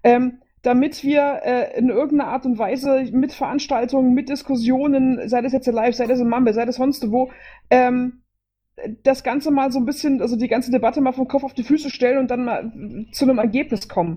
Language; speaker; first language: German; native; German